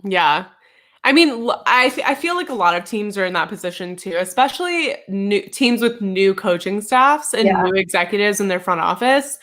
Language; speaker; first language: English; native; English